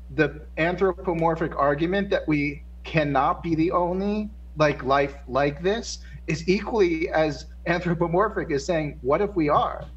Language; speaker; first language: English; native; English